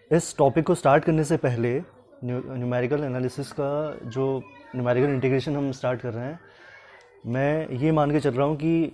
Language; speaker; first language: Hindi; native; Hindi